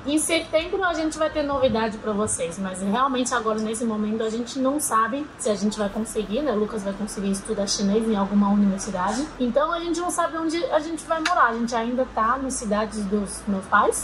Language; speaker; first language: Portuguese; non-native, fluent; Chinese